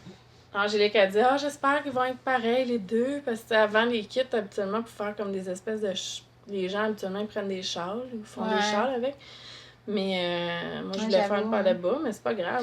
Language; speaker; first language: French; native; French